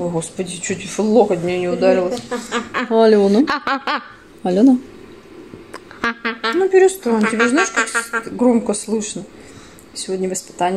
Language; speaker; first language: Russian; native; Russian